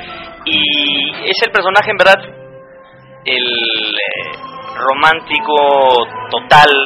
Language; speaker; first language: Spanish; native; Spanish